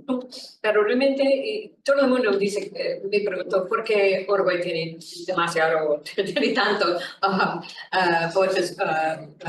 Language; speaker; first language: Spanish; non-native, learner; English